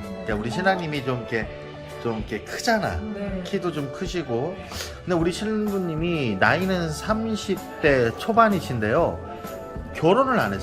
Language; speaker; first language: Korean; non-native, fluent; Vietnamese